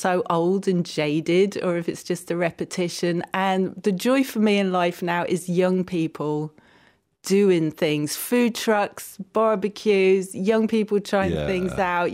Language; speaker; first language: English; native; English